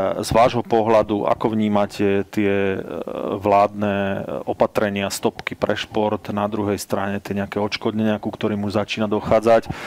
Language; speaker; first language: Slovak; native; Slovak